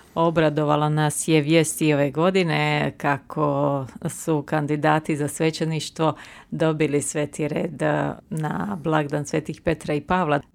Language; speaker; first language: Croatian; native; Croatian